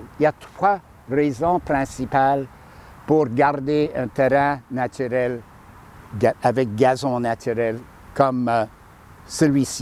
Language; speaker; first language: French; non-native, fluent; English